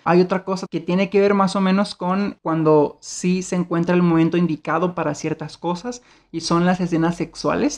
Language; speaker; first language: Spanish; native; Spanish